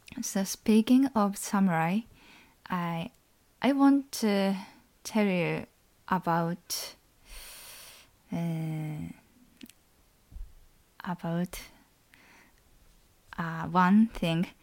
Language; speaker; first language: English; non-native, learner; Japanese